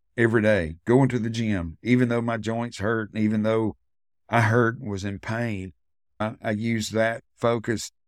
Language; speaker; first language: English; native; English